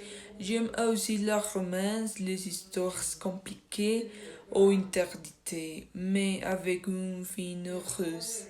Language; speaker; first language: French; non-native, learner; Spanish